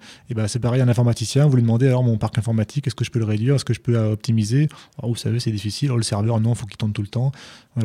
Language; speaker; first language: French; native; French